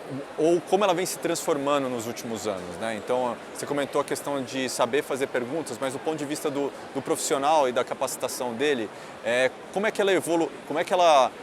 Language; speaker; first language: Portuguese; native; Portuguese